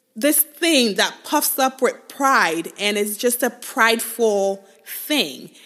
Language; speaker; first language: English; non-native, local second language; Igbo